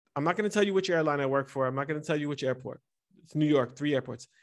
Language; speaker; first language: English; early bilingual, other home language; Italian